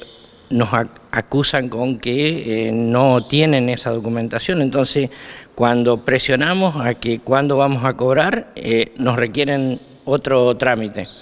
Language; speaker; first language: Spanish; native; Spanish